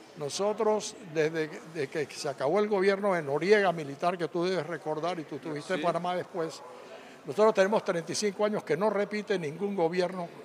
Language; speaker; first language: Spanish; native; Spanish